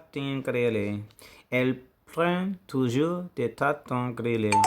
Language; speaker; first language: French; non-native, learner; English